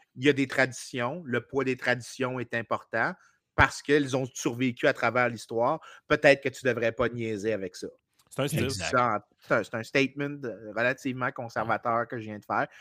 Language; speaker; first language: French; native; French